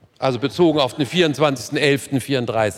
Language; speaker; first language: German; native; German